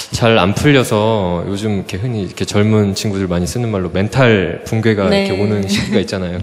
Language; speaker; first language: Korean; native; Korean